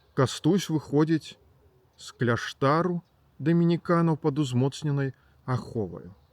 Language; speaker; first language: Belarusian; native; Belarusian